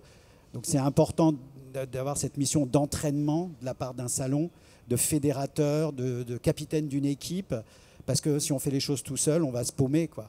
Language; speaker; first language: French; native; French